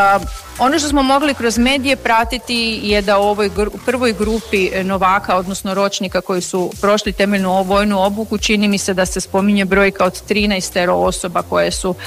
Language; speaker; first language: Serbian; native; Serbian